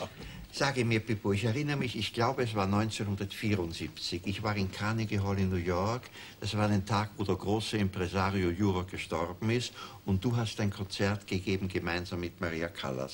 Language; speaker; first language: German; native; German